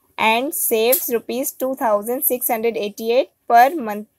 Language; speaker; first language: English; non-native, local second language; Hindi